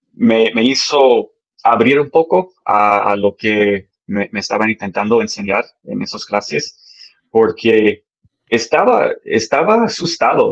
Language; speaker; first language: Spanish; early bilingual, heritage; English